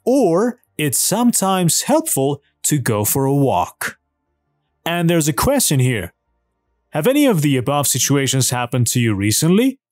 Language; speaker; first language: English; non-native, fluent; Persian